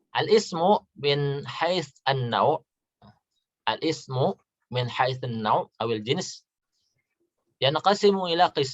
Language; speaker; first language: Arabic; non-native, fluent; Indonesian